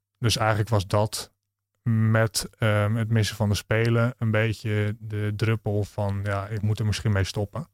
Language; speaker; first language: Dutch; native; Dutch